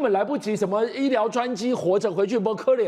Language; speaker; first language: Chinese; native; Chinese